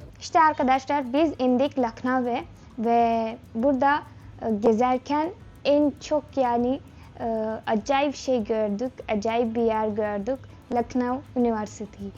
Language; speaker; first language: Turkish; non-native, learner; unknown